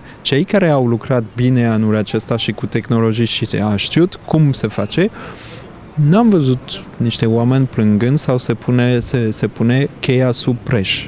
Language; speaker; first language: Romanian; non-native, fluent; French